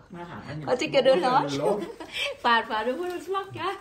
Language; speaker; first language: Swedish; non-native, learner; Vietnamese